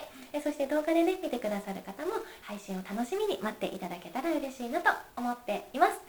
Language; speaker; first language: Japanese; native; Japanese